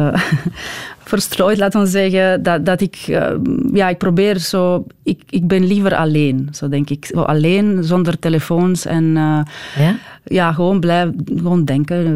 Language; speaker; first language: Dutch; non-native, fluent; Romanian